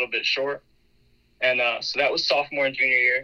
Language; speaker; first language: English; native; English